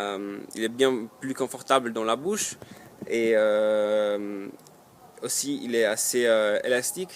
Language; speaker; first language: French; non-native, fluent; Polish